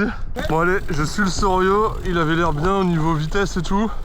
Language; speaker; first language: French; native; French